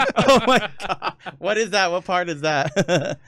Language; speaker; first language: English; early bilingual, other home language; Spanish